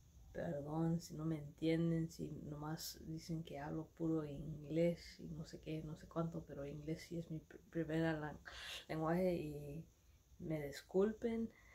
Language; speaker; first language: Spanish; early bilingual, other home language; English